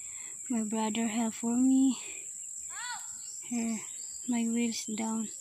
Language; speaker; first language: English; non-native, learner; Filipino